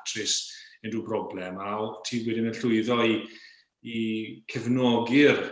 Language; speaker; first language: Welsh; native; Welsh